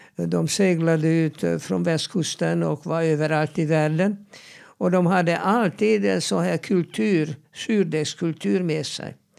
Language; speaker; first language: Swedish; non-native, fluent; Hungarian